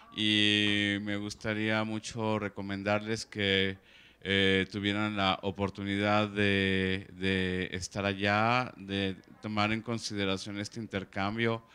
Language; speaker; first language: Spanish; native; Spanish